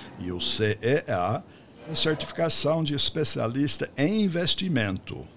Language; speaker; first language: Portuguese; non-native, fluent; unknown